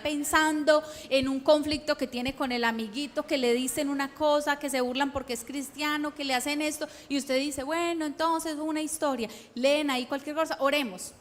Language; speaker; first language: Spanish; native; Spanish